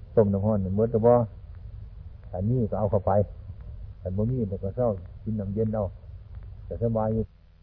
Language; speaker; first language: Thai; non-native, local second language; Northeastern Thai